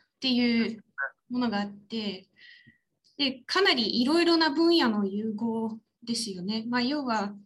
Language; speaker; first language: Japanese; non-native, fluent; French